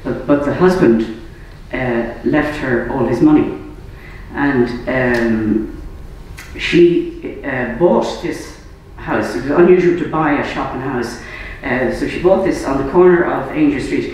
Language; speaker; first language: English; native; English